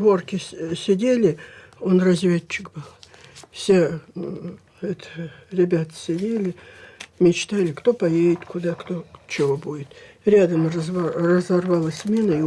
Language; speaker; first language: Russian; native; Russian